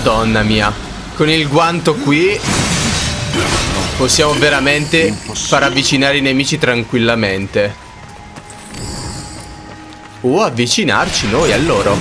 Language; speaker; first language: Italian; native; Italian